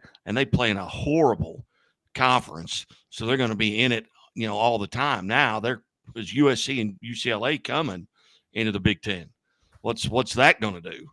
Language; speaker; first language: English; native; English